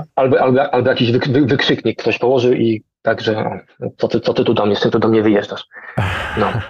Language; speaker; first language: Polish; native; Polish